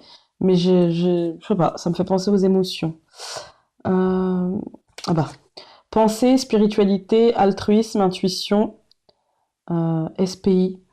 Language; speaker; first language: French; native; French